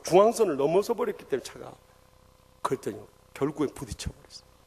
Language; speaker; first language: Korean; native; Korean